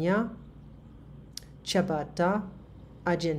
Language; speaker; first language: Italian; non-native, learner; French